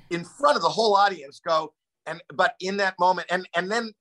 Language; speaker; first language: English; native; English